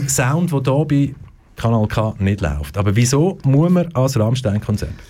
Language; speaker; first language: German; native; German